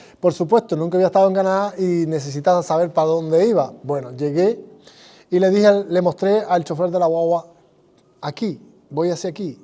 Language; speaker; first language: Spanish; native; Spanish